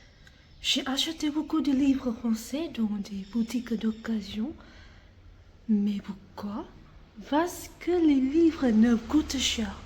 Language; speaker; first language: French; non-native, fluent; Vietnamese